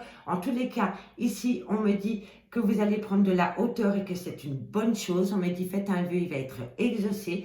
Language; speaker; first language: French; native; French